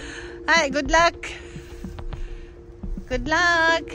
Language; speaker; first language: English; non-native, local second language; Filipino